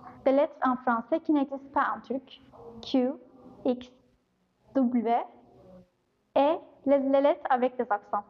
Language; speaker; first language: French; non-native, fluent; Turkish